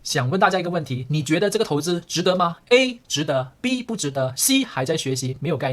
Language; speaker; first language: Chinese; early bilingual, heritage; Chinese